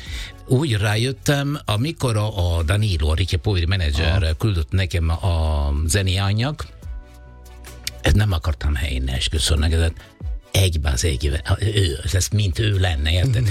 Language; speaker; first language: Hungarian; non-native, fluent; Italian